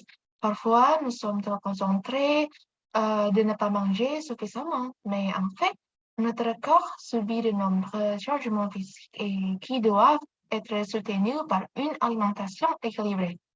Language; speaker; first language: French; non-native, learner; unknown